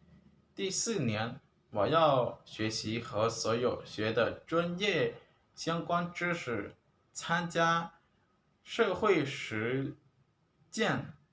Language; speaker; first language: Chinese; non-native, learner; Lao